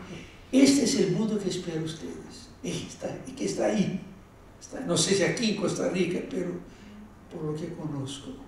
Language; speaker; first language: Spanish; non-native, fluent; Portuguese